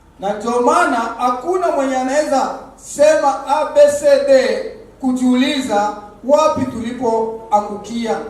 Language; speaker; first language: Swahili; native; Swahili